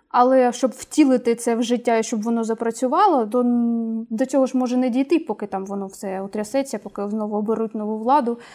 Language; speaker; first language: Ukrainian; native; Ukrainian